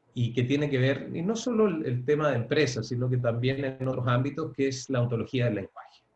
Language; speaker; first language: Spanish; native; Spanish